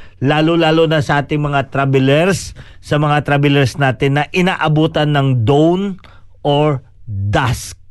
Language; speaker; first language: Filipino; non-native, local second language; Cebuano